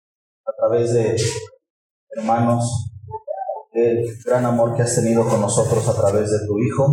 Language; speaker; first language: Spanish; native; Spanish